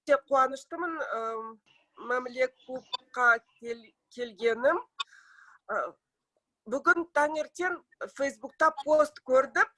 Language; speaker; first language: Kazakh; non-native, local second language; Russian